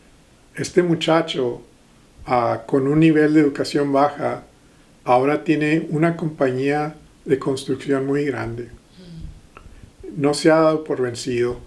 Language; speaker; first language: Spanish; early bilingual, heritage; Spanish